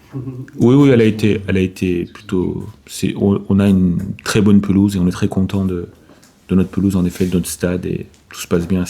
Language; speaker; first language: French; native; French